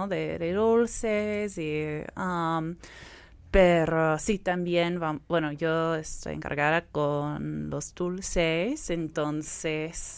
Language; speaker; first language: Spanish; non-native, fluent; English